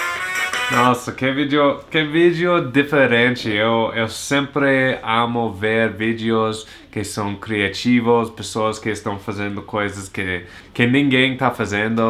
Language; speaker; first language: Portuguese; non-native, learner; English